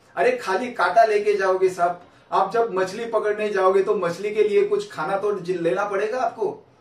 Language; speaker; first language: Hindi; non-native, local second language; Marathi